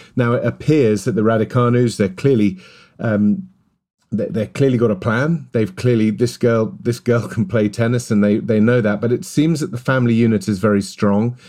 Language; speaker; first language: English; native; English